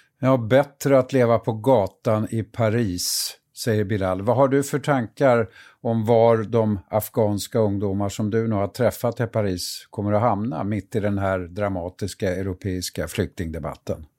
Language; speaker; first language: Swedish; native; Swedish